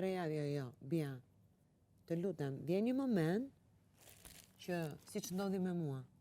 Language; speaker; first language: Albanian; native; Albanian